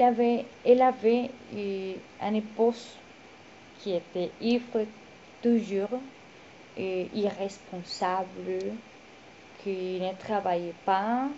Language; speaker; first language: French; non-native, learner; Spanish